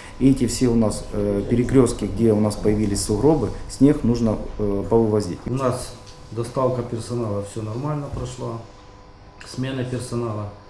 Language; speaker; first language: Russian; native; Russian